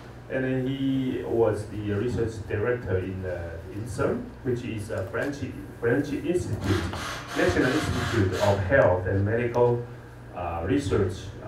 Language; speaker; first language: English; non-native, fluent; Chinese